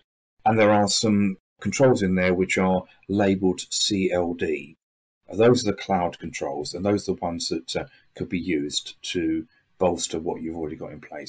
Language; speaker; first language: English; native; English